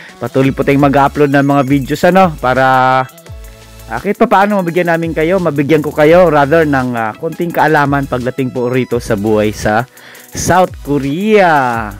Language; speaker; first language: Filipino; non-native, local second language; Cebuano